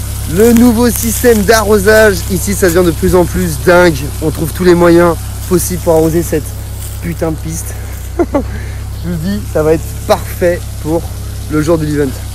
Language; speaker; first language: French; native; French